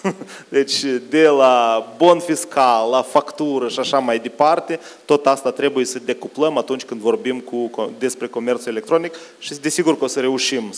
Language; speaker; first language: Romanian; native; Romanian